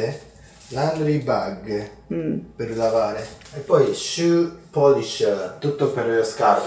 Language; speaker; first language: Italian; non-native, learner; Japanese